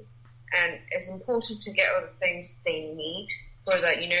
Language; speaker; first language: English; non-native, local second language; Cantonese